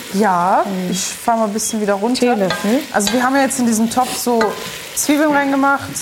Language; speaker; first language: German; early bilingual, other home language; Arabic